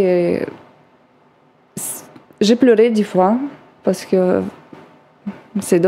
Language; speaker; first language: French; non-native, learner; Russian